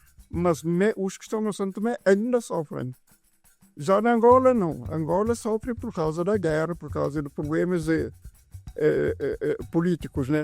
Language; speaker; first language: Portuguese; non-native, local second language; Kabuverdianu